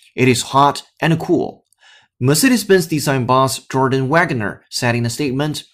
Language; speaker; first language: English; non-native, fluent; Chinese